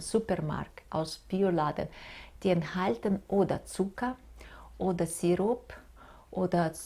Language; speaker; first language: German; non-native, fluent; Russian